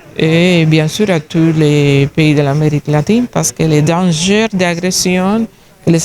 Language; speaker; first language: French; non-native, fluent; Spanish